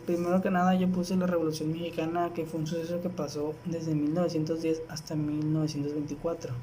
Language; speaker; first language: Spanish; native; Spanish